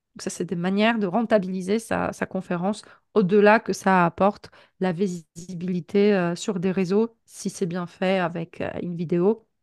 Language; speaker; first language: French; non-native, fluent; Polish